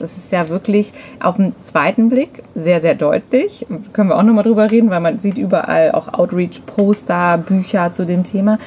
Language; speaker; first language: German; native; German